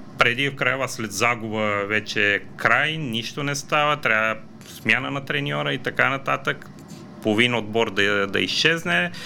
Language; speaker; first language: Bulgarian; non-native, fluent; Romanian